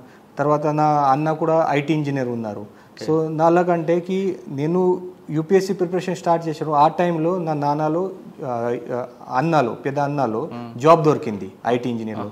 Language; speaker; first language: Telugu; non-native, learner; Marathi